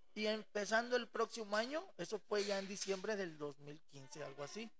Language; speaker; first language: Spanish; native; Spanish